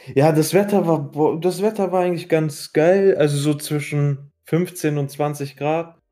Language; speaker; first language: German; early bilingual, other home language; Arabic